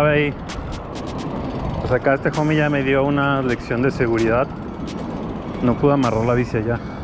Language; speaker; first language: Spanish; native; Spanish